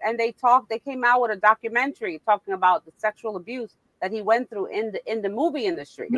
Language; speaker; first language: English; early bilingual, other home language; Spanish